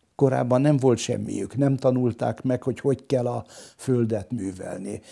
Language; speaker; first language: Hungarian; non-native, local second language; German